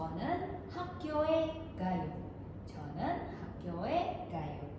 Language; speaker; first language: Korean; non-native, fluent; Indonesian